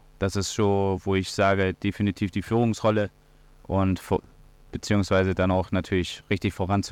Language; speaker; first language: German; native; German